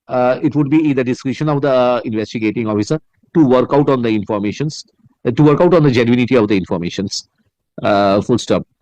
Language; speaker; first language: English; non-native, local second language; Bangla